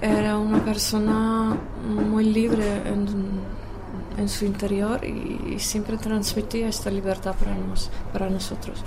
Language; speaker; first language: Spanish; non-native, fluent; Czech